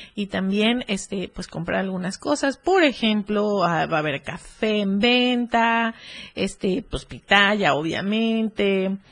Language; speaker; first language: Spanish; native; Spanish